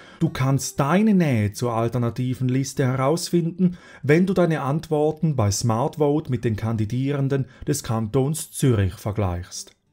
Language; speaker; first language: German; native; German